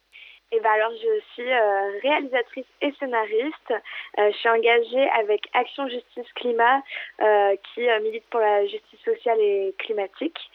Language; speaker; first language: French; native; French